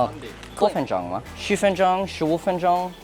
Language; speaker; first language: Chinese; non-native, learner; English